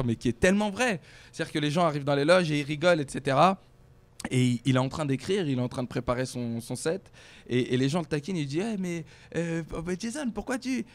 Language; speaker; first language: French; native; French